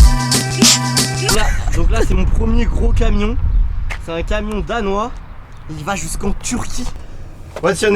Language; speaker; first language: French; native; French